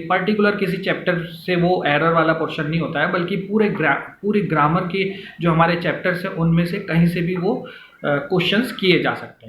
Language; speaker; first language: Hindi; native; Hindi